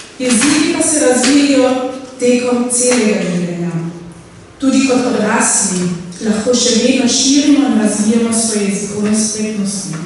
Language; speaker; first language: Slovenian; non-native, local second language; German